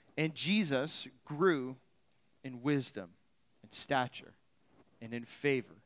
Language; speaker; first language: English; native; English